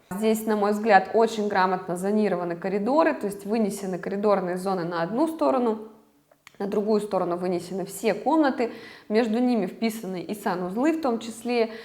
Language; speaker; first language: Russian; native; Russian